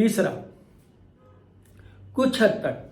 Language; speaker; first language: Hindi; native; Hindi